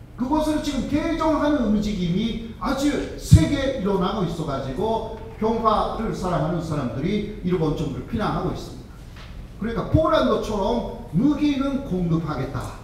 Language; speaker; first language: Korean; non-native, fluent; Japanese